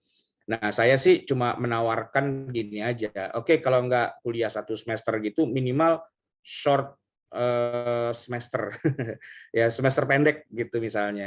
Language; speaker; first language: Indonesian; native; Indonesian